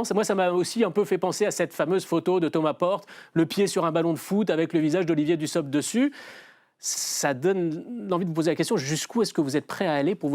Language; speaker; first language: French; native; French